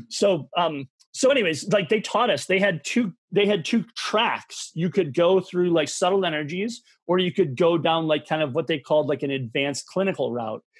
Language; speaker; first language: English; native; English